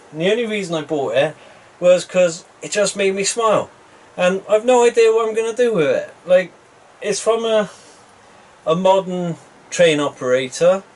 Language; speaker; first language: English; native; English